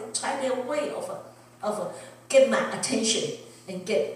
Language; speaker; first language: English; non-native, learner; Chinese